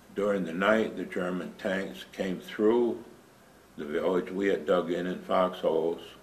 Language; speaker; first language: English; native; English